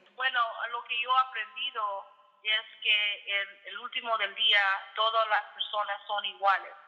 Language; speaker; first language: Spanish; early bilingual, heritage; Spanish